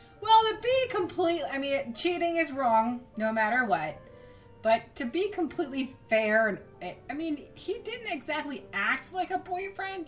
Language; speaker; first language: English; native; English